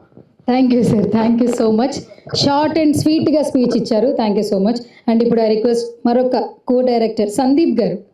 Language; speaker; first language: Telugu; native; Telugu